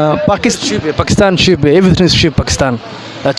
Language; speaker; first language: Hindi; non-native, learner; Somali